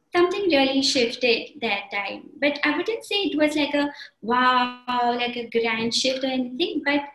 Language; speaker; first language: English; non-native, local second language; Marathi